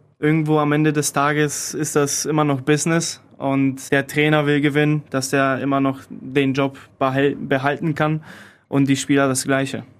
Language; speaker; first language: German; early bilingual, other home language; Polish